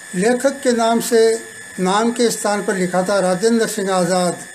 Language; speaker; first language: Hindi; native; Hindi